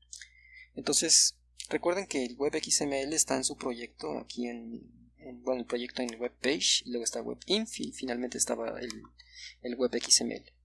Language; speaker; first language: Spanish; native; Spanish